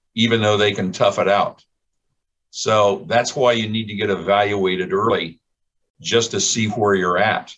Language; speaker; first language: English; native; English